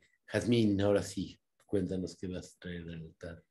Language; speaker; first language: Spanish; native; Spanish